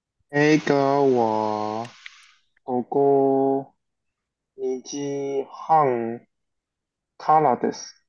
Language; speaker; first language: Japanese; non-native, learner; Chinese